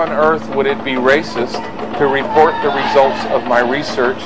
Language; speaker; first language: English; native; English